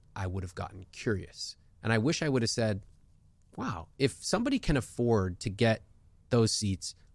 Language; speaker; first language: English; early bilingual, other home language; Hindi